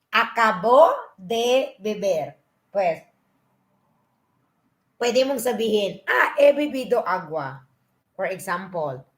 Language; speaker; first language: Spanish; non-native, fluent; Filipino